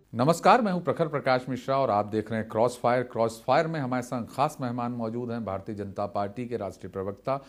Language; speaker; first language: Hindi; native; Hindi